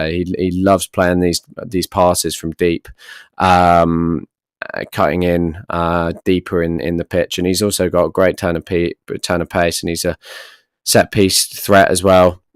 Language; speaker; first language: English; native; English